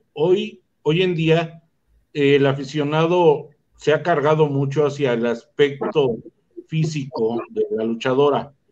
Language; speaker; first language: Spanish; native; Spanish